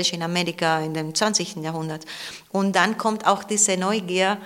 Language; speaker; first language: German; non-native, fluent; Spanish